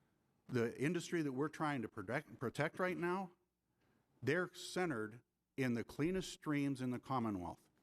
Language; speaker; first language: English; native; English